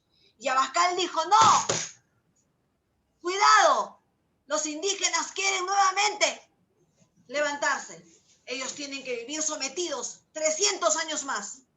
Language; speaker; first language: Spanish; native; Spanish